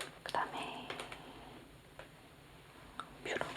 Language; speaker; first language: Korean; native; Korean